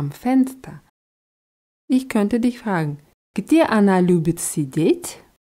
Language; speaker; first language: German; non-native, fluent; Russian